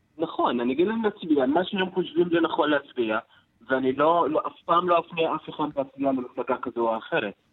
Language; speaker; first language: Hebrew; non-native, local second language; Arabic